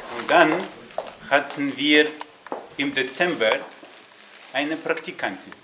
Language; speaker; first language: German; non-native, fluent; Russian